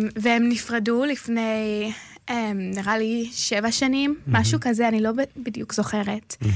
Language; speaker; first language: Hebrew; early bilingual, heritage; Hebrew